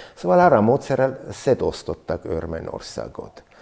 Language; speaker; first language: Hungarian; non-native, learner; Armenian